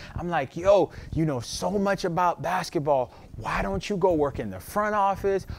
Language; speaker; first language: English; native; English